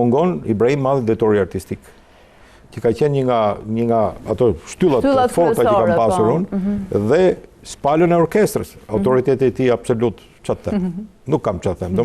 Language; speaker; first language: Albanian; native; Albanian